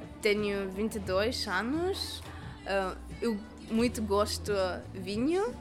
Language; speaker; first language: Portuguese; non-native, learner; Lithuanian